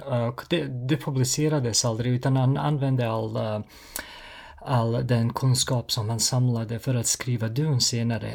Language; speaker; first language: Swedish; non-native, fluent; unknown